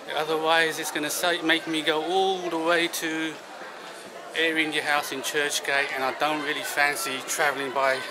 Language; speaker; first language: English; native; English